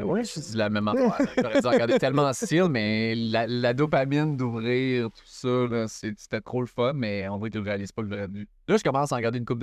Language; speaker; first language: French; native; French